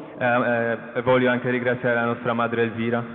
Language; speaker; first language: Italian; non-native, fluent; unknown